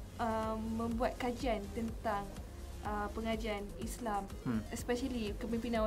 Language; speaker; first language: Malay; native; Malay